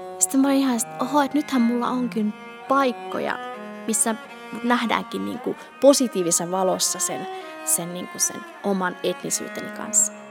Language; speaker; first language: Finnish; early bilingual, other home language; Bangla